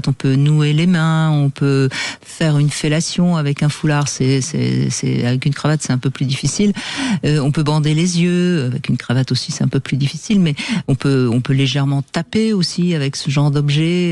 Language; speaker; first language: French; native; French